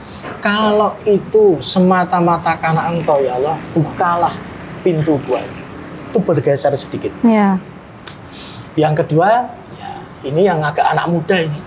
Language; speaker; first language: Indonesian; native; Indonesian